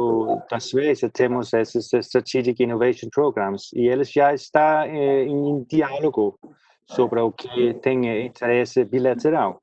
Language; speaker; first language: Portuguese; non-native, fluent; Swedish